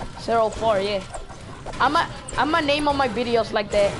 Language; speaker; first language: English; early bilingual, other home language; Spanish